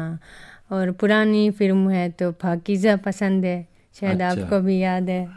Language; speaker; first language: Hindi; non-native, fluent; Japanese